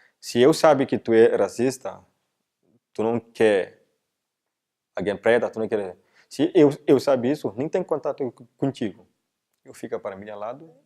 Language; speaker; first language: Portuguese; non-native, learner; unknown